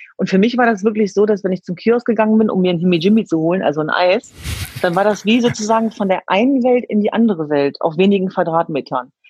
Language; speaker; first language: German; early bilingual, other home language; Kurdish